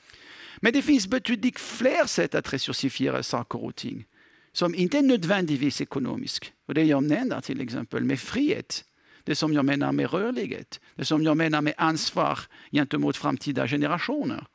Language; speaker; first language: Swedish; non-native, fluent; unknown